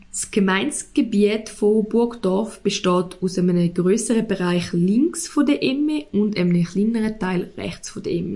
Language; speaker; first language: German; native; German